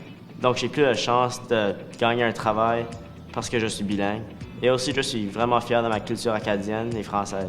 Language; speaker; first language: French; native; French